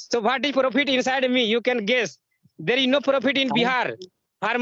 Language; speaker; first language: English; non-native, learner; Hindi